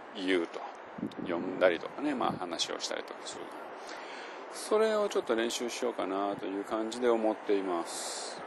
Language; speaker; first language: Japanese; native; Japanese